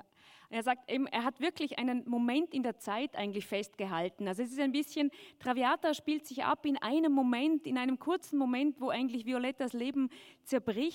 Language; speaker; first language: German; native; German